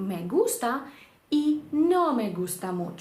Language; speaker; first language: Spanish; non-native, fluent; Ukrainian